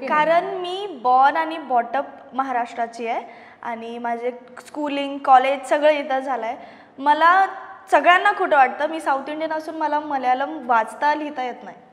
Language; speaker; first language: Marathi; non-native, local second language; Malayalam